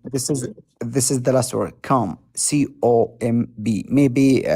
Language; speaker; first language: English; non-native, learner; Arabic